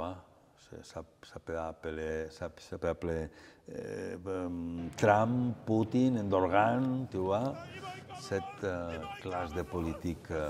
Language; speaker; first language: French; non-native, fluent; Catalan